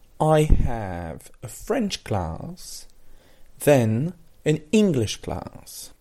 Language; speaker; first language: English; non-native, fluent; French